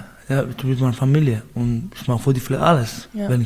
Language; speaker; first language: German; non-native, learner; Baluchi